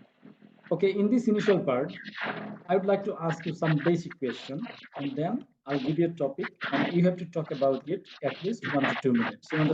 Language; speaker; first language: English; non-native, fluent; Bangla